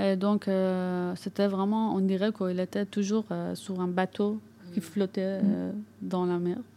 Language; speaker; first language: French; non-native, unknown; Persian